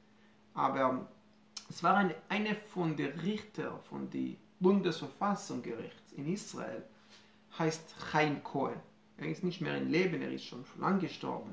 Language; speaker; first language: German; non-native, fluent; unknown